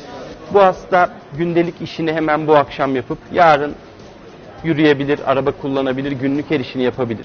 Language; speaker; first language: Turkish; native; Turkish